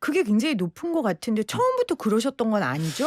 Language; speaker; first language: Korean; native; Korean